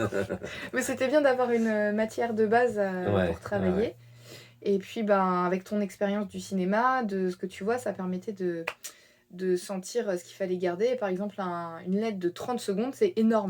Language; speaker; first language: French; native; French